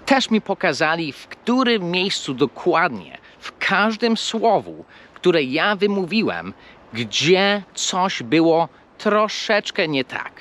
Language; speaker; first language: Polish; non-native, fluent; English